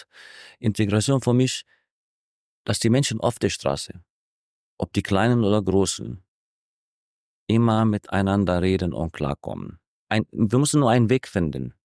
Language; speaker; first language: German; non-native, fluent; Arabic